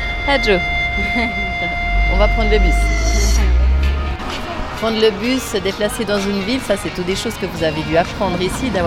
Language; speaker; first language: French; native; French